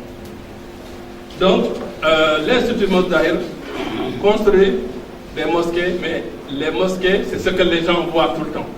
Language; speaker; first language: French; non-native, local second language; Fula